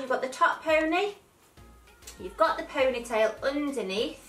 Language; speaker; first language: English; native; English